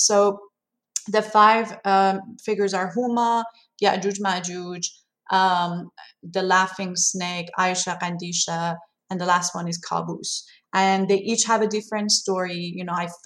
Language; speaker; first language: English; non-native, fluent; Persian